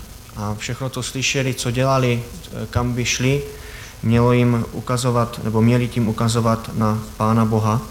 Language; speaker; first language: Czech; native; Czech